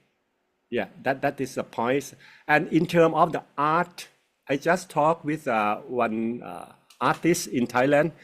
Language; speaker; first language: English; non-native, fluent; Thai